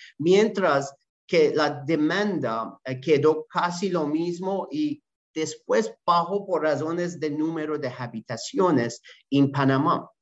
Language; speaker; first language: Spanish; non-native, learner; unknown